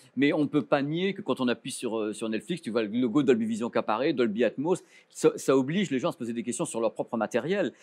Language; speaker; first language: French; native; French